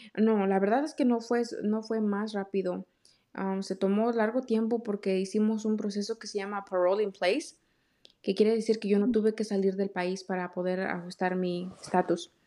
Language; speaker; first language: Spanish; native; Spanish